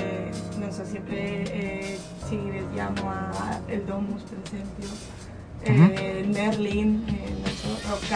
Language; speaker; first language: Italian; non-native, learner; Spanish